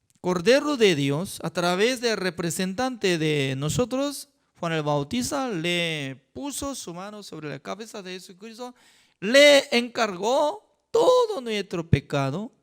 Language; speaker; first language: Spanish; non-native, fluent; Korean